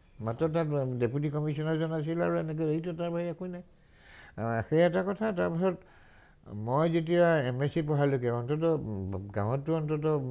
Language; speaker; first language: Assamese; native; Assamese